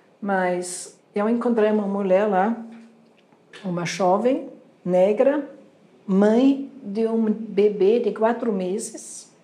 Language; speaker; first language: Portuguese; non-native, fluent; German